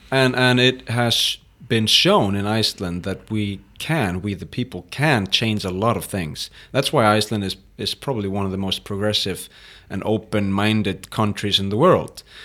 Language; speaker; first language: English; non-native, fluent; Icelandic